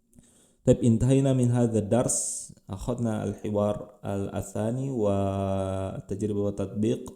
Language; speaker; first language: Arabic; non-native, fluent; Indonesian